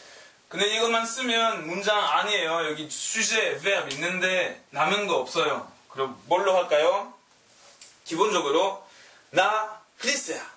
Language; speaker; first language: Korean; non-native, learner; French